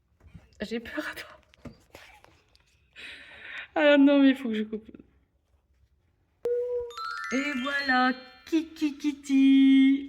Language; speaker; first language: French; native; French